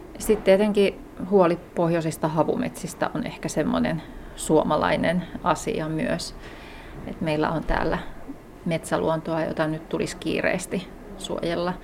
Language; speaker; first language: Finnish; native; Finnish